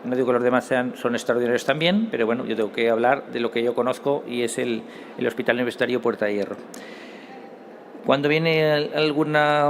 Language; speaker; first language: Spanish; native; Spanish